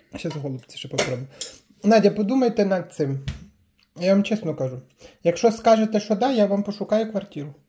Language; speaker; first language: Ukrainian; native; Ukrainian